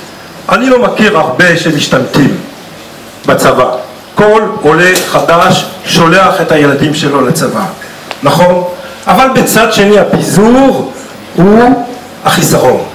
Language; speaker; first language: Hebrew; non-native, fluent; French